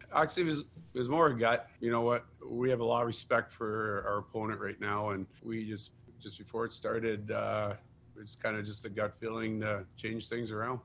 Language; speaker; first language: English; native; English